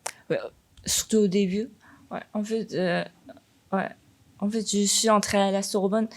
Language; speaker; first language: French; non-native, fluent; Korean